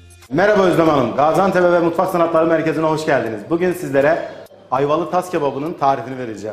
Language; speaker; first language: Turkish; native; Turkish